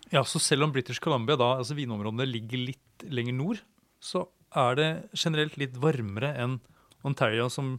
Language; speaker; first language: Norwegian; native; Norwegian